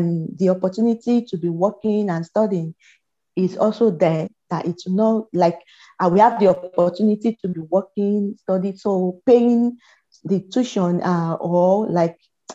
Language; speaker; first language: English; non-native, local second language; Yoruba